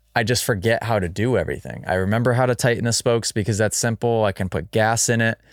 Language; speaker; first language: English; native; English